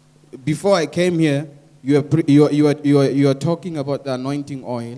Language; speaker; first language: English; non-native, local second language; Tswana